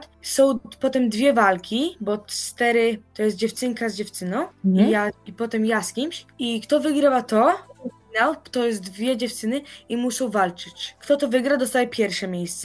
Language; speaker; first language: Polish; early bilingual, heritage; Polish